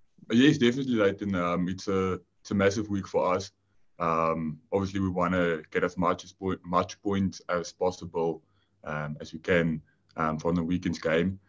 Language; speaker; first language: English; non-native, local second language; Afrikaans